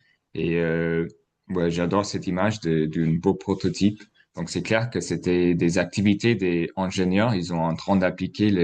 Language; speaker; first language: French; non-native, fluent; English